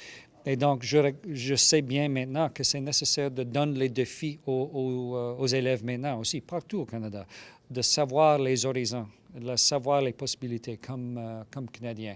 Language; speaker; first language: French; non-native, local second language; English